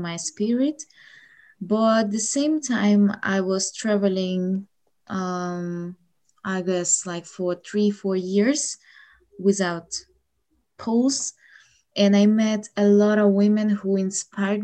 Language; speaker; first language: English; non-native, fluent; Ukrainian